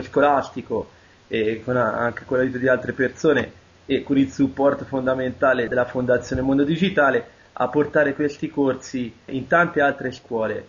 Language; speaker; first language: Italian; native; Italian